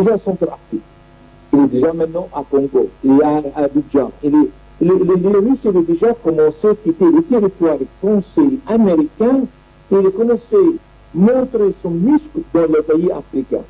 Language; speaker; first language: French; non-native, learner; Arabic